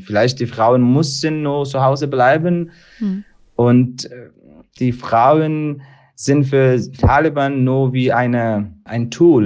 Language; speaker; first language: German; non-native, learner; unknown